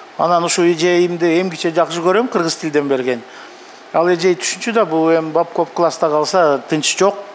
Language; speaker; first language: Kyrgyz; non-native, local second language; Russian